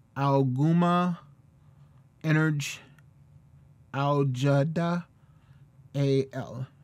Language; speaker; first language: Portuguese; non-native, learner; English